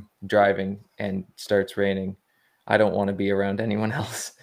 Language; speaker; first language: English; native; English